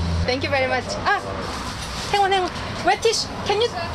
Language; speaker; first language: English; non-native, learner; Korean